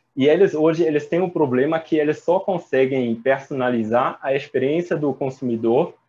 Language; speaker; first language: Portuguese; non-native, fluent; German